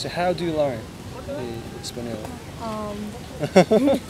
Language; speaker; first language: English; non-native, learner; Japanese